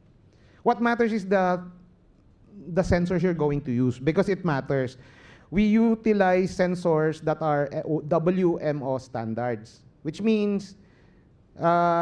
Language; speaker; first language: English; non-native, fluent; Filipino